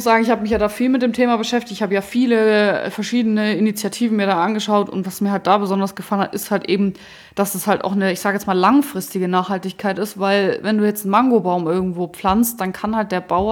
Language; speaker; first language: German; native; German